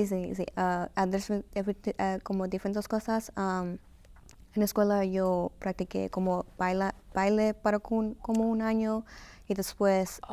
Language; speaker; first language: Spanish; early bilingual, heritage; Spanish